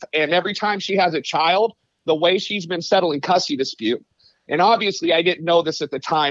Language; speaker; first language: English; native; English